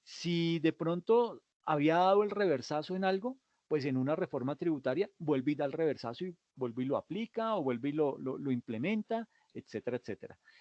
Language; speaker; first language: Spanish; native; Spanish